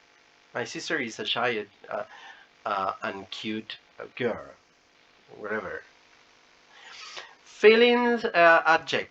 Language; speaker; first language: English; non-native, fluent; Spanish